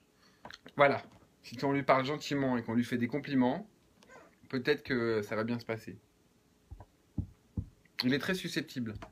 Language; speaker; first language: French; native; French